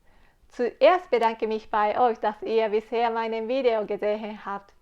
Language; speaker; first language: German; non-native, fluent; Japanese